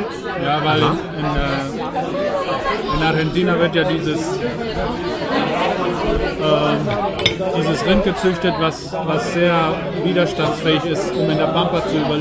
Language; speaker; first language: German; non-native, fluent; Spanish